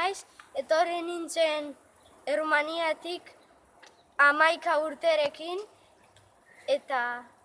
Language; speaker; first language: Basque; early bilingual, other home language; Romanian